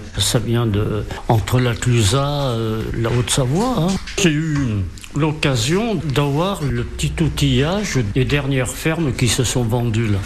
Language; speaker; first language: French; native; French